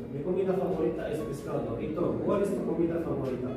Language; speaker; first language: Spanish; non-native, learner; Arabic